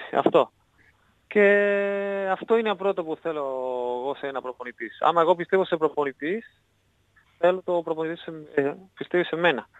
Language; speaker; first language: Greek; non-native, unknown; Spanish